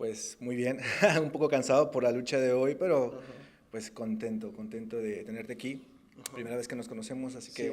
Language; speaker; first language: Spanish; native; Spanish